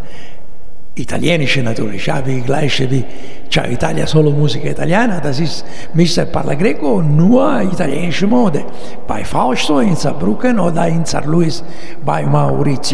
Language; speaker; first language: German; non-native, learner; Italian